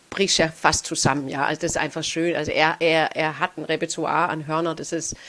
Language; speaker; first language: German; non-native, fluent; Danish